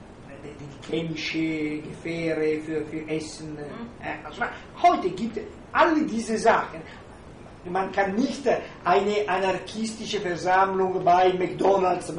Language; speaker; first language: German; non-native, fluent; Italian